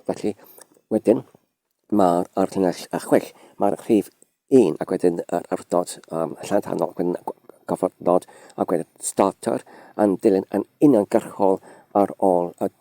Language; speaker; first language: Welsh; non-native, learner; English